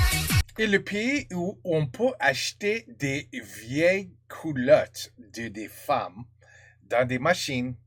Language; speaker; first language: French; non-native, fluent; English